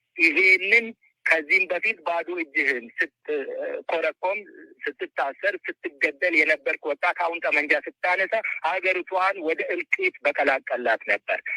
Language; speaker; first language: Amharic; non-native, local second language; Oromo